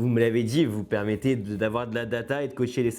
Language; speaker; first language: French; native; French